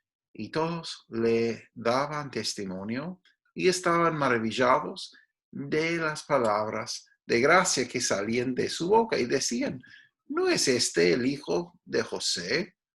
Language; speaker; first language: Spanish; non-native, fluent; English